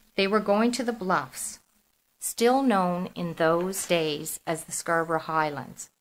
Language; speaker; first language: English; native; English